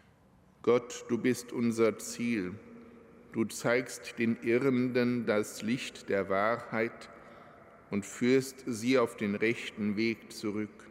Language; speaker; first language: German; native; German